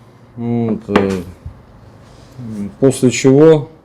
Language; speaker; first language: Russian; native; Russian